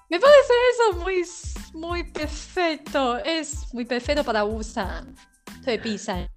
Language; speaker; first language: Spanish; non-native, learner; Chinese